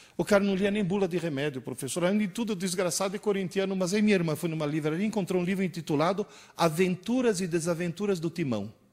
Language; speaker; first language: Portuguese; early bilingual, other home language; Italian